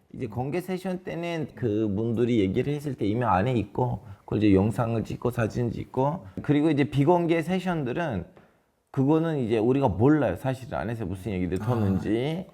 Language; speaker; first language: Korean; non-native, fluent; Turkish